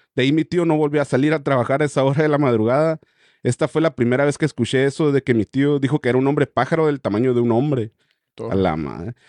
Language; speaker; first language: Spanish; native; Spanish